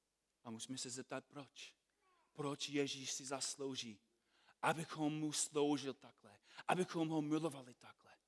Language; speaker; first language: Czech; non-native, fluent; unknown